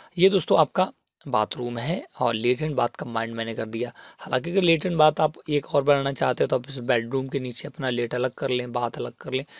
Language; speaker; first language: Hindi; native; Hindi